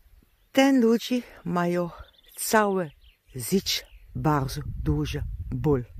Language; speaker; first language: Polish; non-native, learner; Dutch